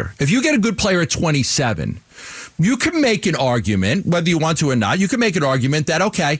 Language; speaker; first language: English; native; English